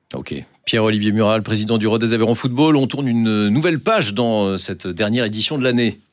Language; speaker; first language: French; native; French